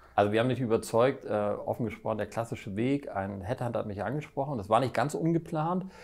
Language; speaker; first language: German; native; German